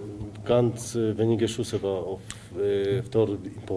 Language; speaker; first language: German; non-native, learner; Polish